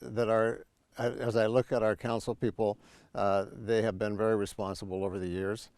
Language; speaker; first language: English; native; English